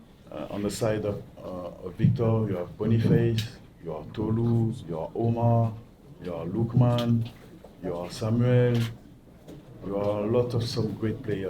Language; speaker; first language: English; non-native, learner; French